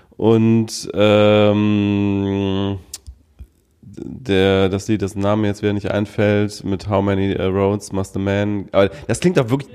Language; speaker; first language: German; native; German